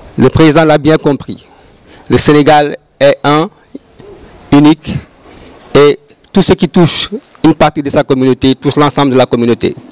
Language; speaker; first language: French; non-native, local second language; Wolof